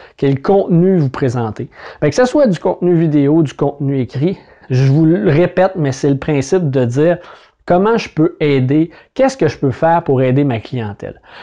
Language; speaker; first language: French; native; French